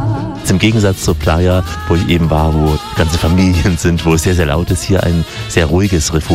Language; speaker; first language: German; native; German